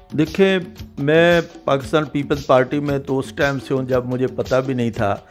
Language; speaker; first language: Urdu; non-native, local second language; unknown